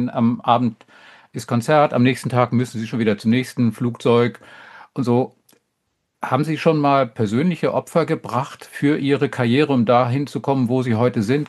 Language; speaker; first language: German; native; German